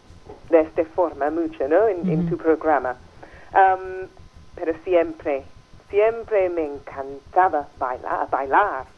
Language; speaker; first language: Spanish; non-native, fluent; English